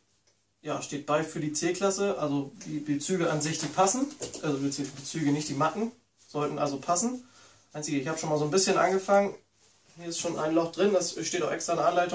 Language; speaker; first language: German; native; German